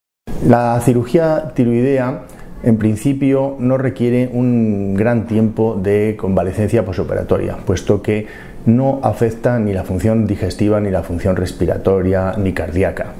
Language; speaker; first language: Spanish; native; Spanish